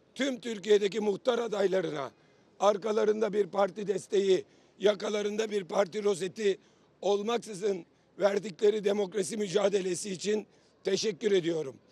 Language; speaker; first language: Turkish; native; Turkish